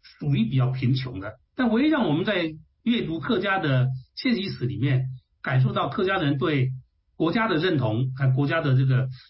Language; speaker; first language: Chinese; non-native, local second language; Hakka Chinese